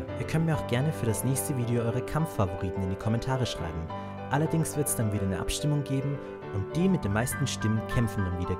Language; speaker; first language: German; native; German